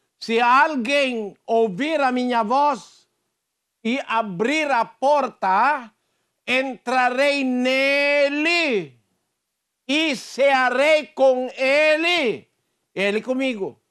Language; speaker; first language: Portuguese; non-native, fluent; Filipino